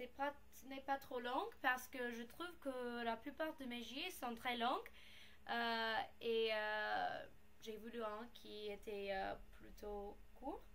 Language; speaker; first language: French; non-native, learner; English